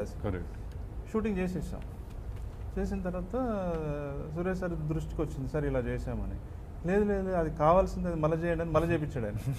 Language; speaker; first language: Telugu; native; Telugu